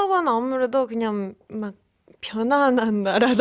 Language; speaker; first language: Korean; non-native, fluent; Spanish